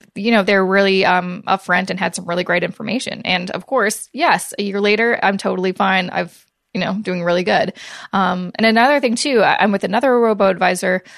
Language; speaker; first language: English; native; English